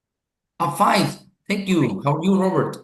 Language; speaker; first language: English; non-native, learner; Spanish